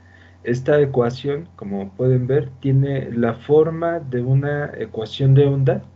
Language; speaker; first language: Spanish; native; Spanish